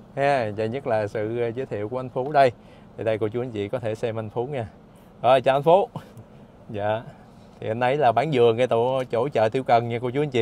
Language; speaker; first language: Vietnamese; native; Vietnamese